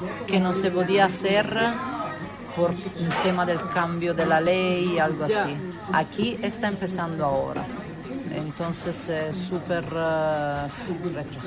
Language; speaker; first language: Spanish; non-native, fluent; Italian